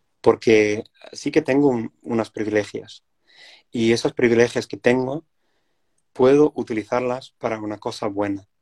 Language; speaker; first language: Spanish; non-native, fluent; English